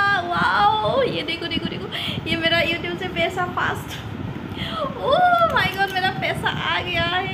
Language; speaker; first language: Hindi; non-native, local second language; Assamese